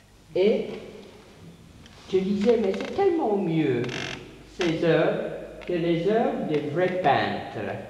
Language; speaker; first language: French; non-native, fluent; English